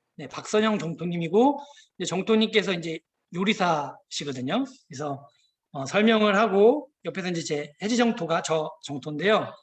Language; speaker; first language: Korean; native; Korean